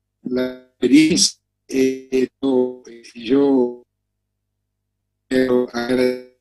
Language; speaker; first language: Spanish; non-native, learner; Portuguese